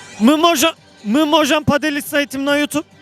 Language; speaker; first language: Russian; non-native, learner; Turkish